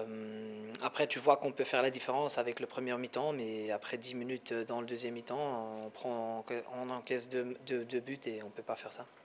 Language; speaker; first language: French; non-native, fluent; Dutch